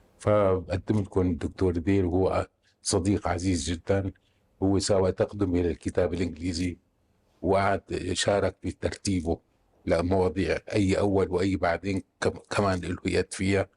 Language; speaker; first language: Arabic; native; Arabic